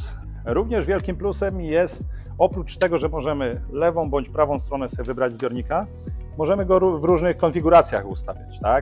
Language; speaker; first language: Polish; native; Polish